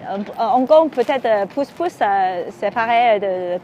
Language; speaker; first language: French; non-native, learner; Cantonese